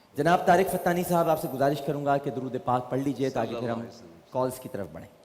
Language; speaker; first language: Urdu; native; Urdu